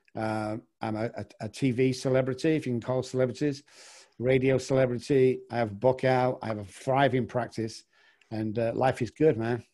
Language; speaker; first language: English; native; English